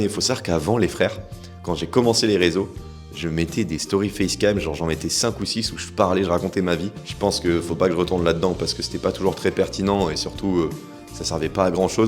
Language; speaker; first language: French; native; French